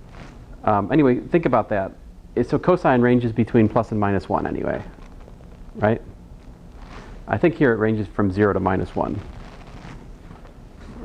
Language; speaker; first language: English; native; English